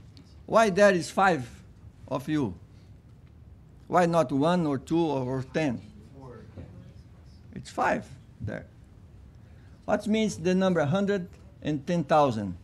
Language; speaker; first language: English; non-native, fluent; Portuguese